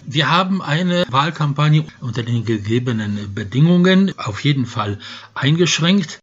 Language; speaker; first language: German; non-native, fluent; Polish